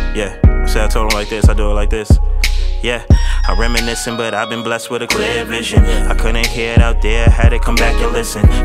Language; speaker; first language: English; native; English